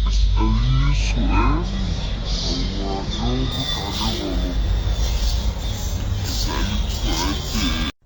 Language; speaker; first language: Arabic; native; Arabic